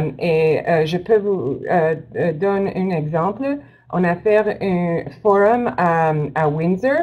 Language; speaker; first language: French; non-native, learner; English